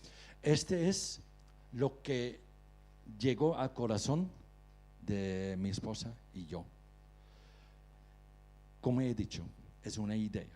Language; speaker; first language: Spanish; non-native, fluent; Dutch